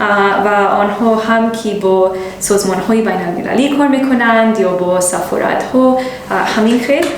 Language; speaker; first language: Persian; non-native, learner; English